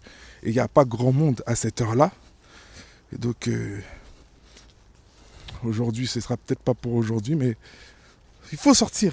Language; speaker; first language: French; native; French